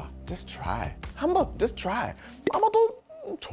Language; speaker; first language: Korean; non-native, learner; English